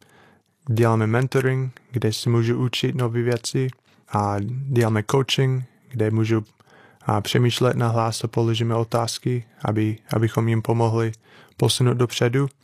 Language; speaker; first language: Czech; non-native, fluent; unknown